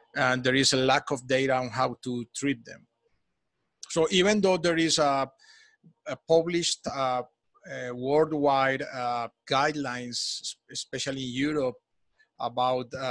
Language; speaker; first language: English; non-native, fluent; Spanish